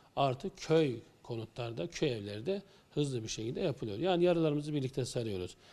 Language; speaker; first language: Turkish; native; Turkish